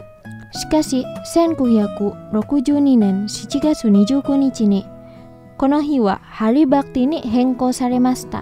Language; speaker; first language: Japanese; non-native, fluent; Indonesian